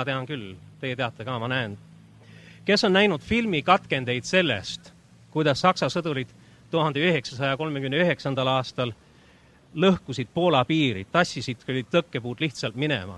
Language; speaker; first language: Estonian; early bilingual, heritage; Estonian